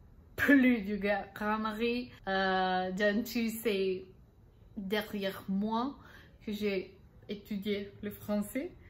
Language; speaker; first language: French; non-native, learner; Spanish